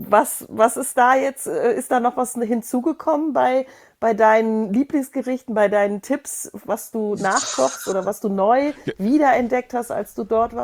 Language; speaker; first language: German; native; German